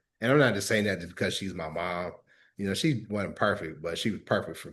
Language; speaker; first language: English; native; English